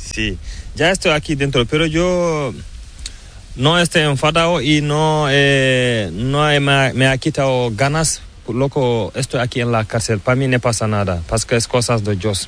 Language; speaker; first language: Spanish; non-native, learner; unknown